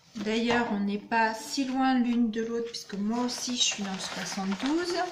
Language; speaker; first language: French; native; French